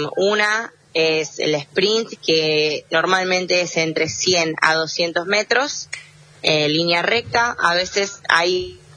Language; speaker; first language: Spanish; early bilingual, other home language; English